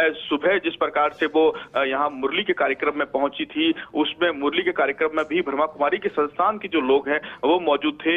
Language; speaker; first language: Hindi; native; Hindi